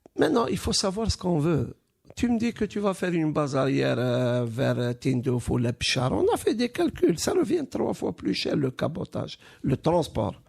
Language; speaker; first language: French; non-native, local second language; Arabic